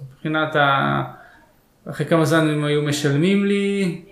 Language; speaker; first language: Hebrew; early bilingual, other home language; Russian